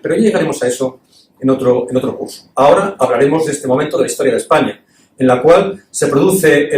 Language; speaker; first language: Spanish; native; Spanish